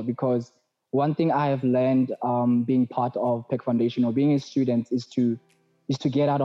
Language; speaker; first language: English; non-native, local second language; Tswana